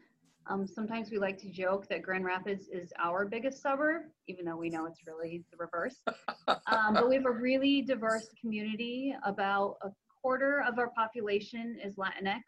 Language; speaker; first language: English; native; English